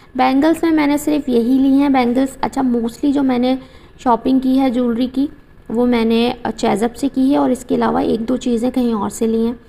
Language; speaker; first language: Urdu; native; Urdu